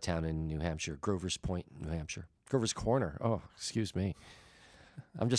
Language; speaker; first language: English; native; English